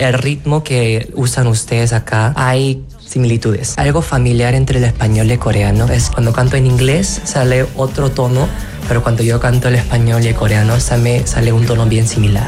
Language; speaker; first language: Spanish; non-native, fluent; Korean